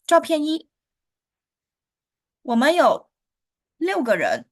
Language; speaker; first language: Chinese; non-native, fluent; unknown